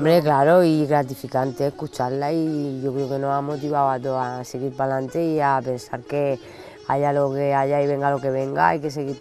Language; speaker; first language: Spanish; native; Spanish